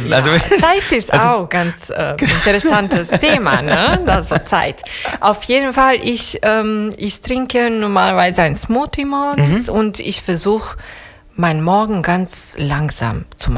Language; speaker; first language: German; non-native, fluent; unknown